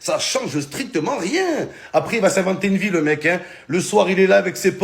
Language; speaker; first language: French; native; French